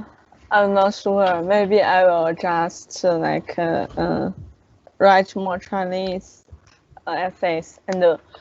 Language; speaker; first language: English; non-native, learner; Chinese